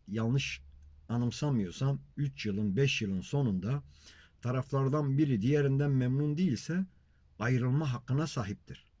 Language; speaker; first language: Turkish; non-native, local second language; Kurdish